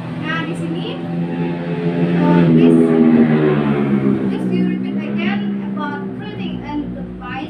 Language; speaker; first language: English; non-native, learner; Indonesian